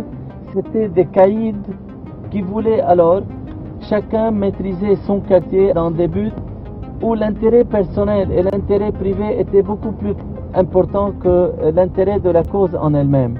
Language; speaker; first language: French; non-native, local second language; Arabic